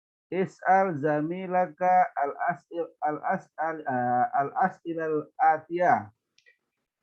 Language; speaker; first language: Arabic; non-native, learner; Indonesian